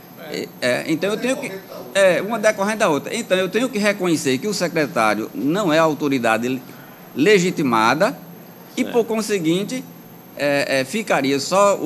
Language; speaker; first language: Portuguese; native; Portuguese